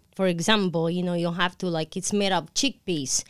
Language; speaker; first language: English; non-native, fluent; Italian